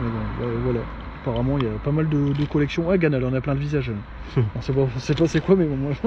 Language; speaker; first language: French; native; French